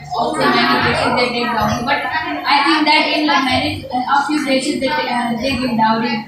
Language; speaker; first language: English; non-native, learner; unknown